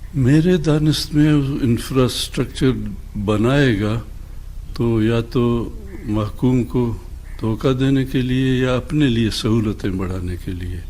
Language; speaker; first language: Urdu; non-native, local second language; Baluchi